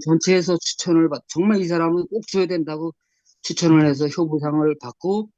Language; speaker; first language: Korean; native; Korean